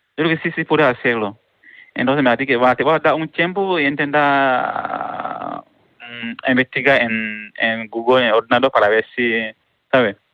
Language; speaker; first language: Spanish; non-native, learner; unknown